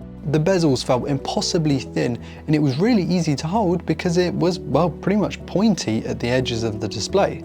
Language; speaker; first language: English; native; English